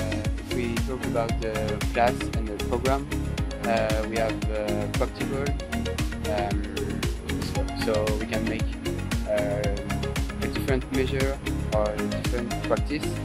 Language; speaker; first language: English; non-native, learner; French